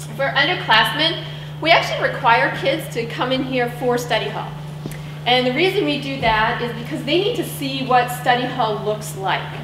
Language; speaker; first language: English; native; English